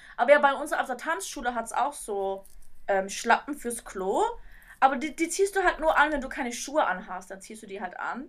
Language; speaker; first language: German; early bilingual, other home language; Turkish